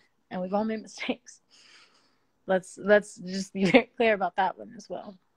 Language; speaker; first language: English; early bilingual, other home language; Spanish